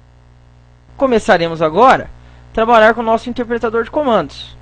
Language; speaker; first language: Portuguese; native; Portuguese